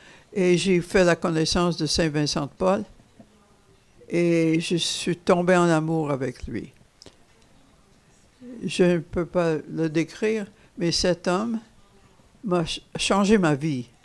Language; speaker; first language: French; non-native, fluent; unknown